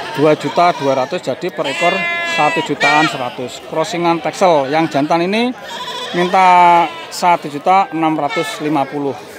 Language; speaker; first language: Indonesian; non-native, local second language; Javanese